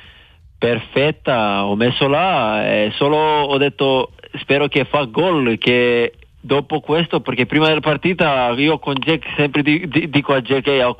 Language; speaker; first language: Italian; non-native, fluent; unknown